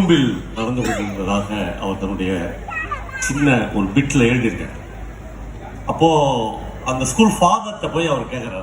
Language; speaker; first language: Tamil; native; Tamil